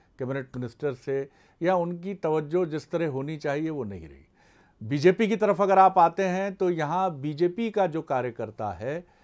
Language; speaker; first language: Hindi; native; Hindi